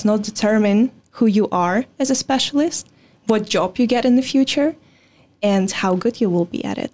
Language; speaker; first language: English; non-native, fluent; Russian